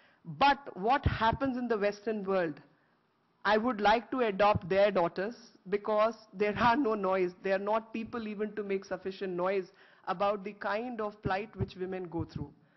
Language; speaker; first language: English; non-native, local second language; Hindi